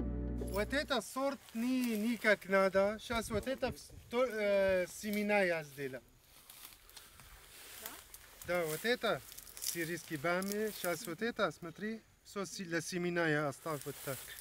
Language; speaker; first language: Russian; non-native, learner; Arabic